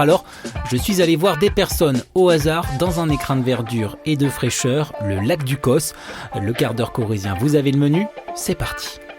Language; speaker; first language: French; native; French